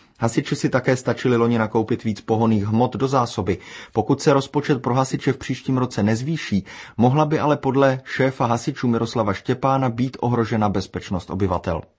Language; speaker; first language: Czech; native; Czech